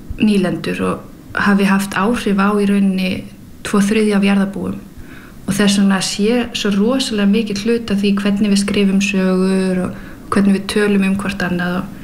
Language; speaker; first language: Icelandic; early bilingual, heritage; Icelandic